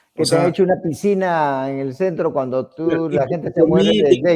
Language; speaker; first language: Spanish; native; Spanish